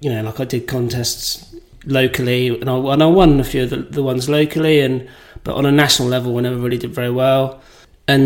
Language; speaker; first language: English; native; English